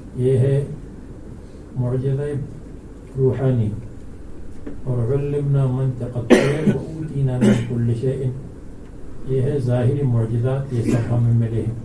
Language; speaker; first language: Urdu; non-native, local second language; Pashto